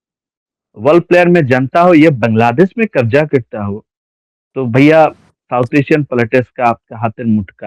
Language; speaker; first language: Hindi; non-native, learner; Bangla